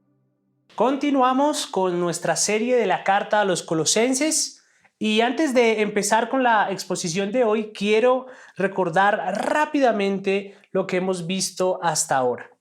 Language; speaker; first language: Spanish; native; Spanish